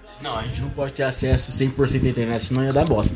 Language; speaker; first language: Portuguese; native; Portuguese